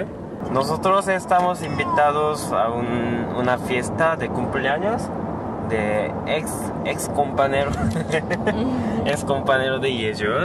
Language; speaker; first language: Spanish; non-native, learner; Korean